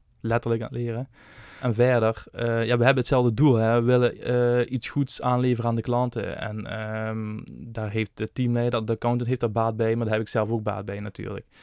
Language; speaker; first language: Dutch; native; Dutch